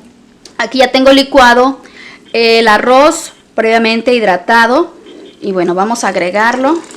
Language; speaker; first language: Spanish; native; Spanish